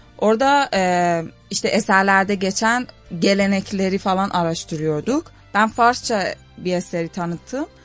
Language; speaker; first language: Turkish; non-native, fluent; Persian